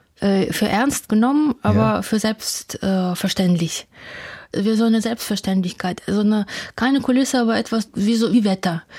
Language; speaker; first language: German; non-native, fluent; Russian